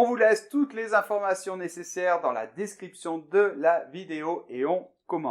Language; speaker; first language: French; native; French